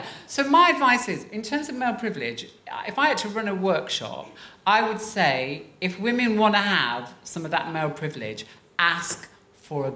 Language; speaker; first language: English; native; English